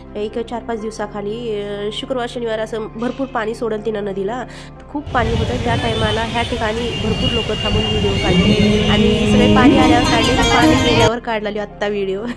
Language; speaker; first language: Marathi; early bilingual, heritage; Marathi